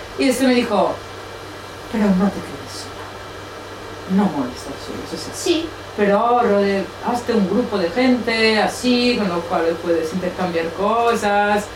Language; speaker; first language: Spanish; non-native, fluent; Italian